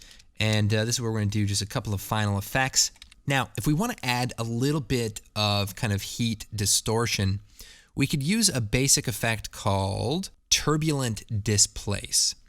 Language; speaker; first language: English; native; English